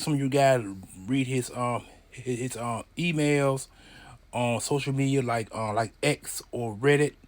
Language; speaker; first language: English; native; English